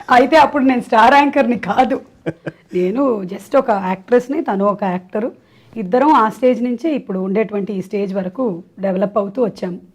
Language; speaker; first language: Telugu; non-native, local second language; Malayalam